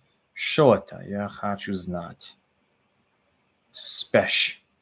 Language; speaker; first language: Russian; non-native, learner; English